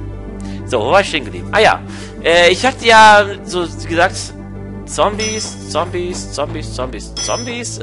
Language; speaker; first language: German; native; German